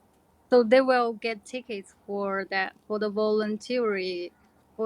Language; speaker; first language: English; non-native, learner; Chinese